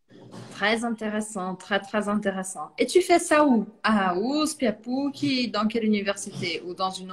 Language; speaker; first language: French; non-native, fluent; Portuguese